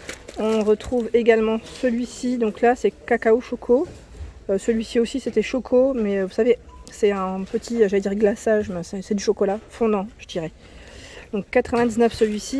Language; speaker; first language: French; native; French